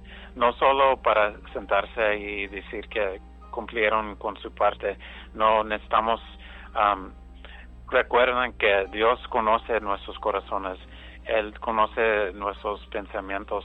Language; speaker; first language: Spanish; early bilingual, heritage; English